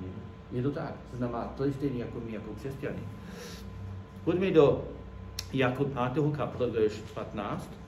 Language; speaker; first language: Czech; non-native, learner; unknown